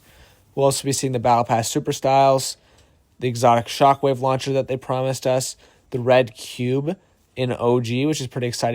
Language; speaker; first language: English; native; English